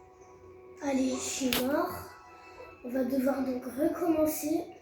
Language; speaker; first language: French; native; French